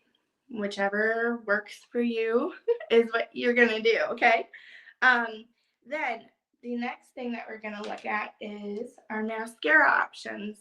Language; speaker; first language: English; native; English